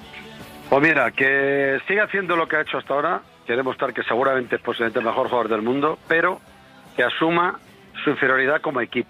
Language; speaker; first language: Spanish; native; Spanish